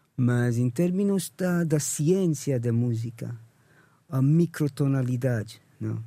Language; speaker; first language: Portuguese; non-native, learner; English